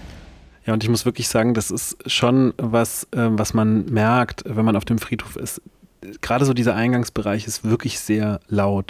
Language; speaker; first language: German; native; German